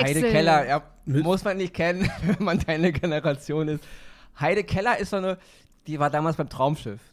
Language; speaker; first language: German; native; German